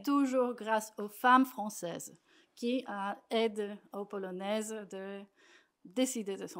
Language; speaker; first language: French; non-native, fluent; Polish